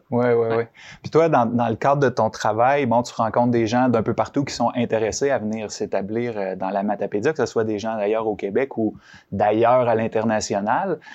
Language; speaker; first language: French; native; French